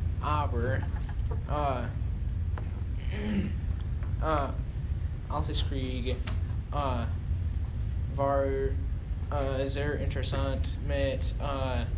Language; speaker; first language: German; non-native, learner; English